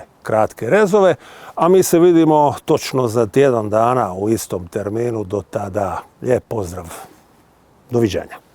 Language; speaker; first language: Bosnian; native; Bosnian